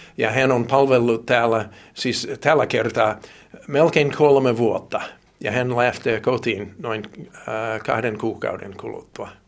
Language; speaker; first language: Finnish; non-native, fluent; English